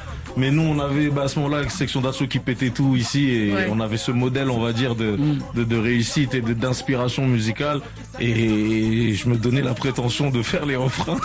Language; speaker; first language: French; early bilingual, other home language; Ngazidja Comorian